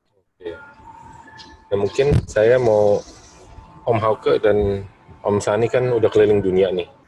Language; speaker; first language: Indonesian; native; Indonesian